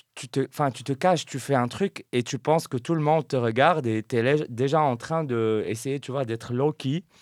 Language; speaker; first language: French; non-native, local second language; Arabic